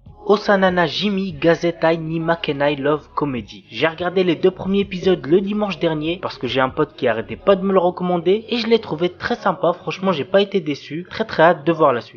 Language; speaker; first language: French; native; French